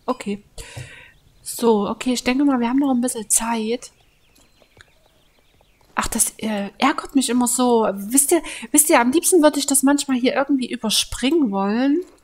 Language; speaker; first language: German; native; German